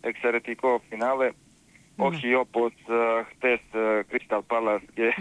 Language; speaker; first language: Greek; non-native, fluent; Serbian